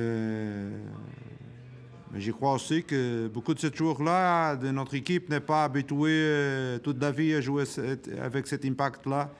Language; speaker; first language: French; non-native, learner; Portuguese